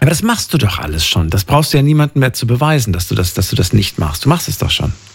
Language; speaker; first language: German; native; German